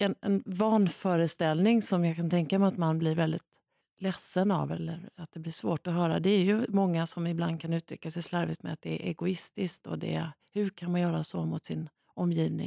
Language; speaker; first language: Swedish; native; Swedish